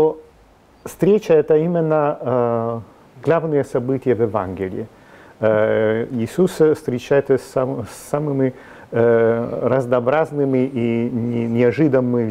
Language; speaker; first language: Russian; non-native, fluent; Italian